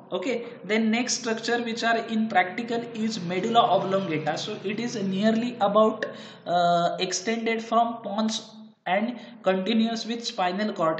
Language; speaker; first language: English; non-native, local second language; Marathi